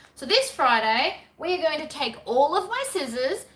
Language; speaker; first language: English; native; English